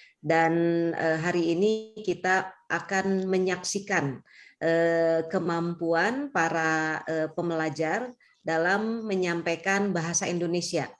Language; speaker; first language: Indonesian; native; Indonesian